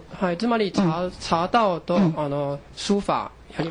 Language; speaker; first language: Japanese; non-native, fluent; Chinese